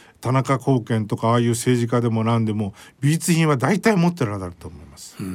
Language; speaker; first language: Japanese; native; Japanese